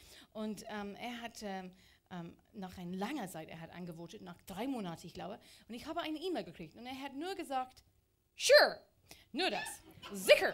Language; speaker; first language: German; non-native, fluent; English